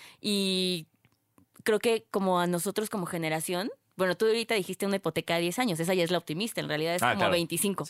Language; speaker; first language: Spanish; native; Spanish